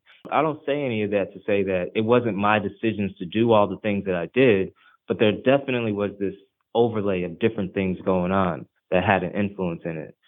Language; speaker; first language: English; early bilingual, other home language; Haitian Creole